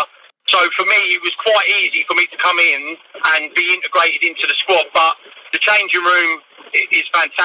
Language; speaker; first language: English; native; English